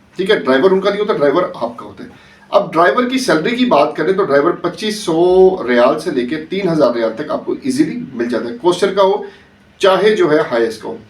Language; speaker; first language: Urdu; native; Urdu